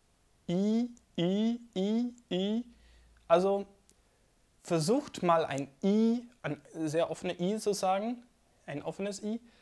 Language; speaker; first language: German; non-native, fluent; Swedish